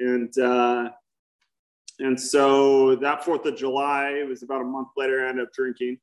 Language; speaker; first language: English; native; English